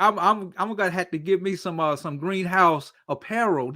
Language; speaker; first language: English; native; English